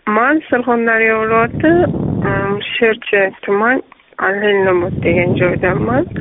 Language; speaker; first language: Uzbek; non-native, local second language; Tajik